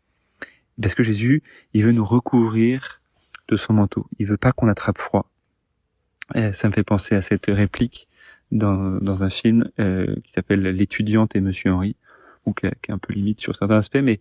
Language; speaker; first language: French; native; French